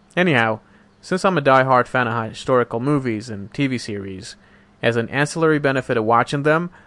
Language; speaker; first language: English; non-native, fluent; Persian